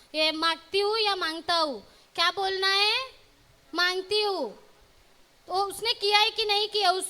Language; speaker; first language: Hindi; non-native, local second language; Marathi